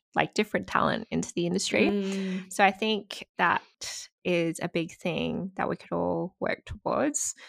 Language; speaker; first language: English; native; English